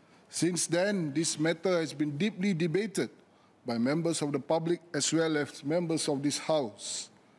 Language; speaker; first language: English; non-native, local second language; Malay